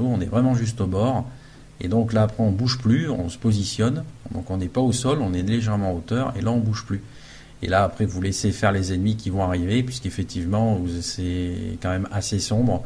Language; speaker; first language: French; native; French